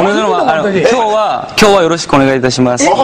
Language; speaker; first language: Japanese; non-native, fluent; Korean